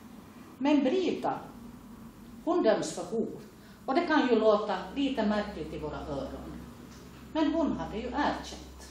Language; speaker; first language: Swedish; native; Swedish